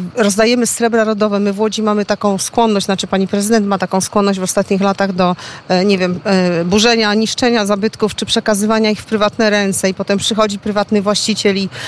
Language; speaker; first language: Polish; native; Polish